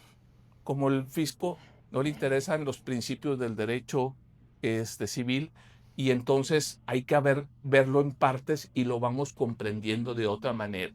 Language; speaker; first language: Spanish; native; Spanish